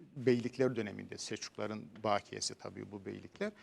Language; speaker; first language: Turkish; native; Turkish